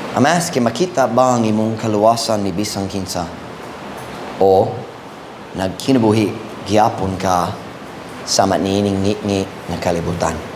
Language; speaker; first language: Cebuano; non-native, fluent; English